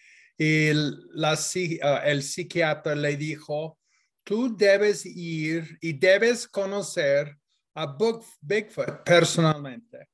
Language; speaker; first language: Spanish; non-native, fluent; English